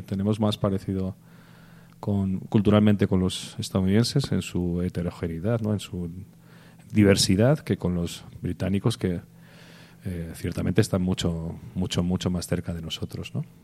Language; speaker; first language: Spanish; native; Spanish